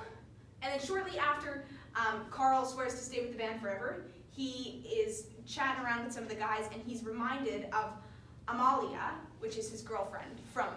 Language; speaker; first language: English; native; English